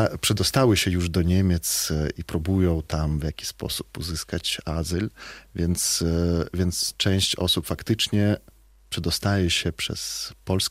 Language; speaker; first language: Polish; non-native, fluent; Belarusian